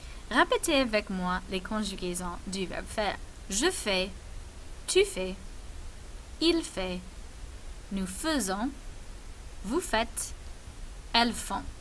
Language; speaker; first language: French; non-native, fluent; English